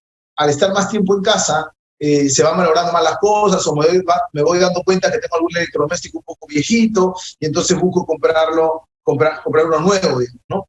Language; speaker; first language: Spanish; native; Spanish